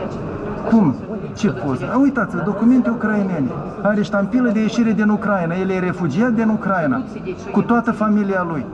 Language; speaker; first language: Romanian; native; Romanian